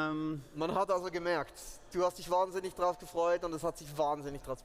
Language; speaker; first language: German; native; German